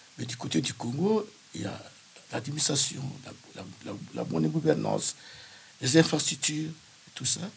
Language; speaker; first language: French; non-native, local second language; Kongo